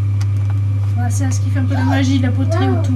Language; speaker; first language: French; native; French